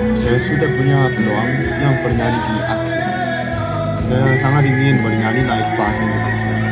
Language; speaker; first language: Indonesian; non-native, learner; Korean